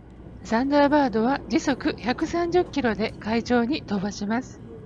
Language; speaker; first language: Japanese; native; Japanese